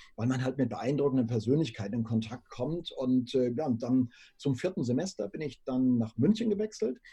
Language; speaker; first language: German; native; German